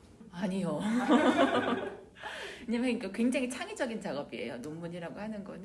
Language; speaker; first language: Korean; native; Korean